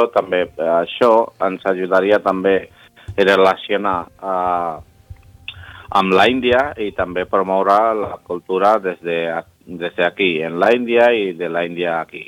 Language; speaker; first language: Catalan; non-native, learner; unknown